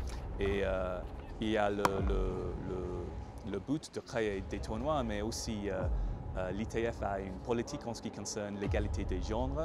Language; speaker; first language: French; non-native, fluent; English